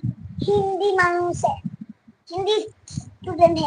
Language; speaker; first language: Hindi; non-native, local second language; Bangla